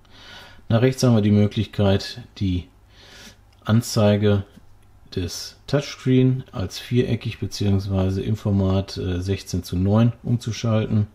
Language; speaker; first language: German; native; German